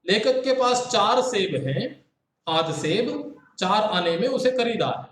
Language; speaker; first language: Hindi; non-native, local second language; Kannada